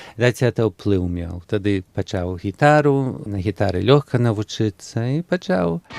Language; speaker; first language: Belarusian; early bilingual, heritage; Belarusian